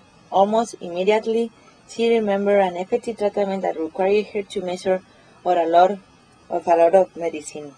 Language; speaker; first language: English; non-native, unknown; Spanish